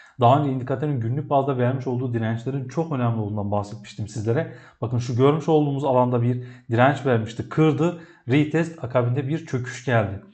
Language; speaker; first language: Turkish; native; Turkish